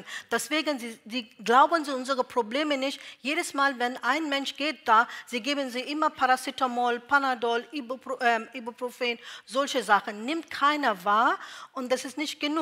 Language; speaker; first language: German; non-native, learner; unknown